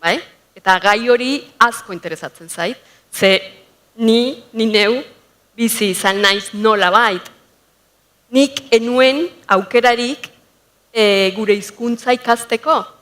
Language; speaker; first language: Basque; non-native, fluent; Spanish